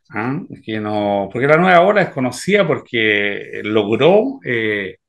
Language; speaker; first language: Spanish; native; Spanish